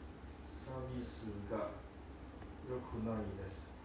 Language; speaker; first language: Japanese; non-native, learner; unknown